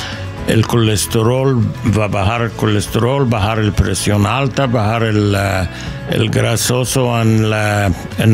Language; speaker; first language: Spanish; non-native, learner; English